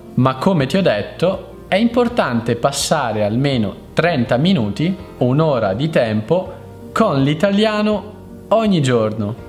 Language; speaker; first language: Italian; native; Italian